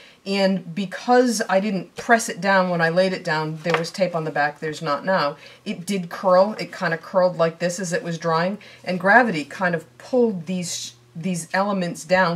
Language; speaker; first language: English; native; English